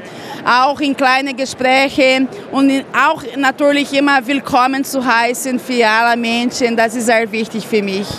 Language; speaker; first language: German; non-native, fluent; Portuguese